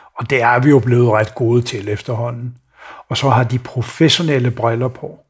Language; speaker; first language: Danish; native; Danish